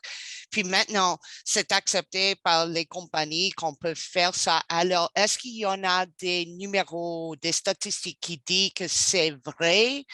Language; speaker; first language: French; non-native, learner; English